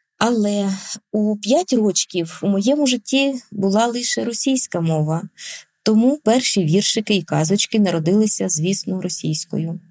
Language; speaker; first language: Ukrainian; non-native, local second language; Russian